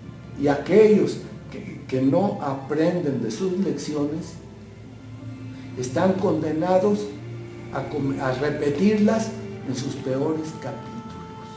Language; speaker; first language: Spanish; native; Spanish